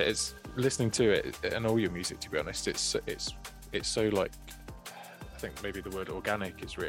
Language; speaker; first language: English; native; English